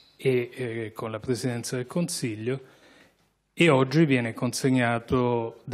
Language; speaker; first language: Italian; native; Italian